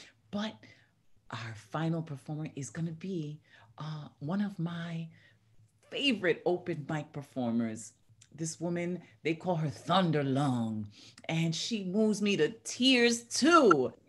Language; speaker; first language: English; early bilingual, other home language; Spanish